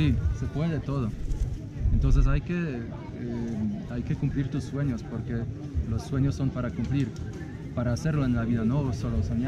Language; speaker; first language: Spanish; non-native, fluent; Polish